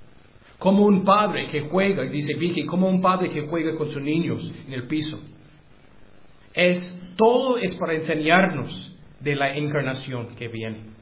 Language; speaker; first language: Spanish; non-native, learner; English